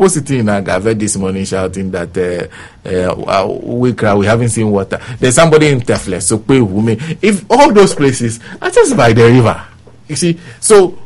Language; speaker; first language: English; non-native, local second language; Ewe